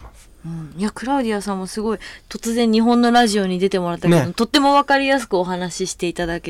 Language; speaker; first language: Japanese; native; Japanese